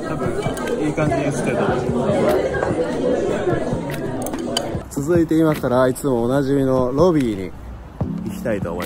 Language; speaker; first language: Japanese; native; Japanese